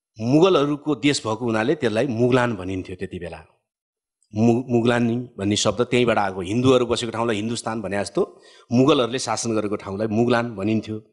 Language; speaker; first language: Nepali; native; Nepali